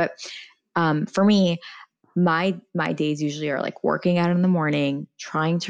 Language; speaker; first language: English; early bilingual, other home language; Persian